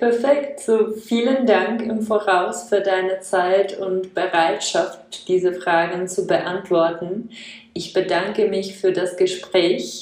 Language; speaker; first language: German; non-native, fluent; Czech